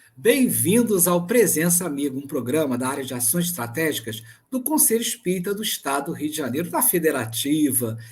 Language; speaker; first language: Portuguese; native; Portuguese